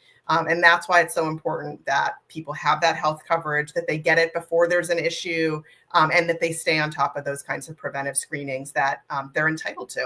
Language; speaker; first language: English; native; English